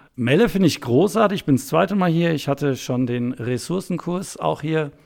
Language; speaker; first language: German; native; German